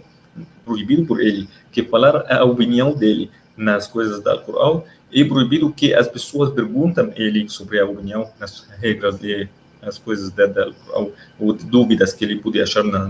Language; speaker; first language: Portuguese; non-native, fluent; Arabic